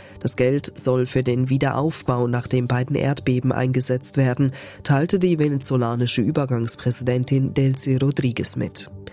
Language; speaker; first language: German; native; German